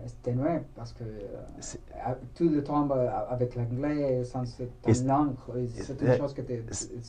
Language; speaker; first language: French; non-native, learner; Spanish